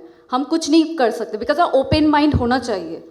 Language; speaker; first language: Hindi; non-native, local second language; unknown